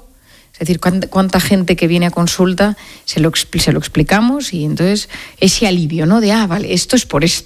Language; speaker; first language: Spanish; native; Spanish